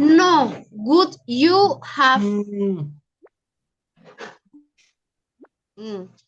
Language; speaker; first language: English; non-native, learner; Spanish